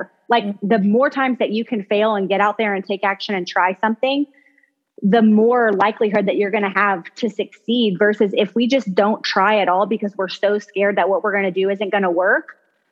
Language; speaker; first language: English; native; English